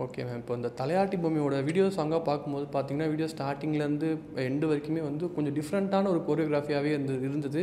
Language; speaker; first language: Tamil; native; Tamil